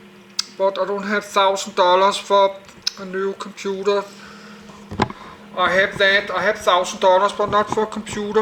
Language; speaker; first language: English; non-native, learner; Danish